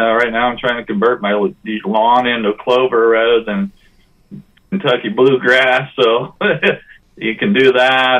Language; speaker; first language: English; native; English